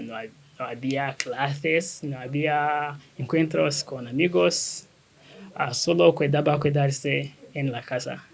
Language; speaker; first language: Spanish; non-native, learner; Kinyarwanda